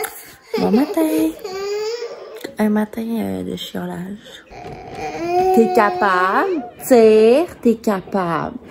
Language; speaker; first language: French; native; French